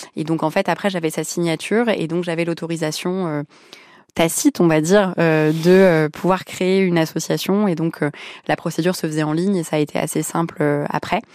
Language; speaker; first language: French; early bilingual, other home language; Arabic